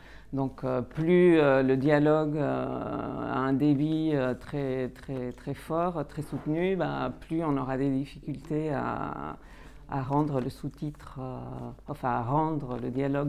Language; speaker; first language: French; native; French